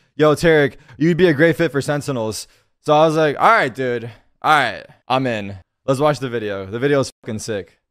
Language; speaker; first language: English; early bilingual, heritage; Turkish